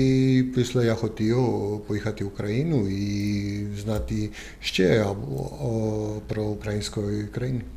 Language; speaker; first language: Ukrainian; non-native, learner; Croatian